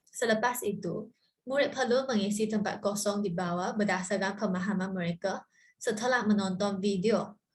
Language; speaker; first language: Malay; non-native, local second language; Chinese